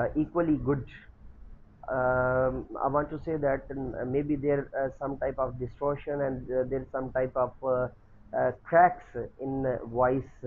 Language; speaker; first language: English; non-native, local second language; Urdu